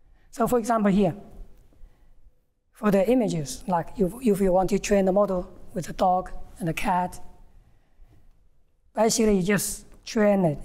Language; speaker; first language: English; non-native, fluent; Chinese